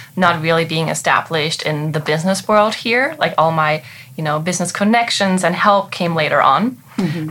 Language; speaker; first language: English; non-native, fluent; German